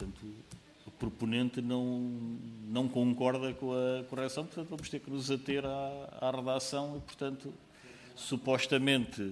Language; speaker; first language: Portuguese; native; Portuguese